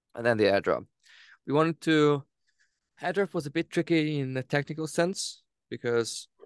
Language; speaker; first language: English; non-native, fluent; Hungarian